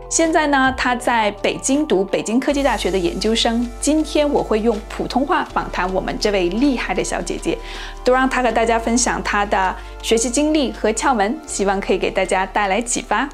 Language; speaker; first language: Chinese; native; Chinese